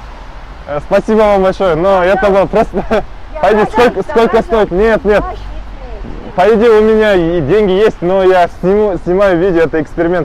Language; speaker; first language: Russian; non-native, learner; Kazakh